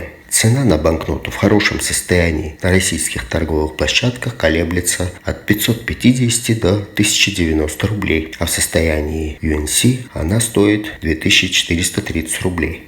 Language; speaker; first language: Russian; native; Russian